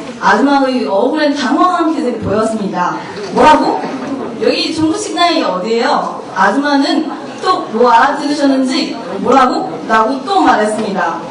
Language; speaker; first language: Korean; non-native, fluent; Mongolian